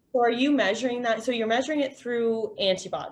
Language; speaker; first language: English; native; English